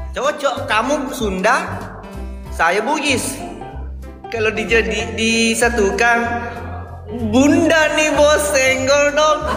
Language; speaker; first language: Indonesian; non-native, local second language; Buginese